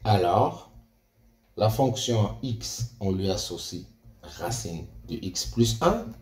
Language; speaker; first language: French; non-native, local second language; Arabic